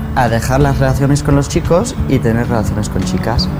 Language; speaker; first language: Spanish; non-native, fluent; English